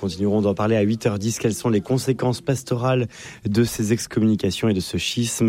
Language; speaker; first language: French; native; French